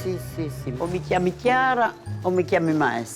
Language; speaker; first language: Italian; native; Italian